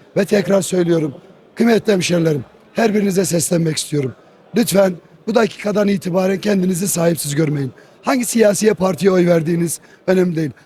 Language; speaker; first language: Turkish; native; Turkish